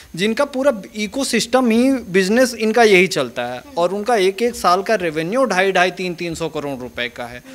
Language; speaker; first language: Hindi; native; Hindi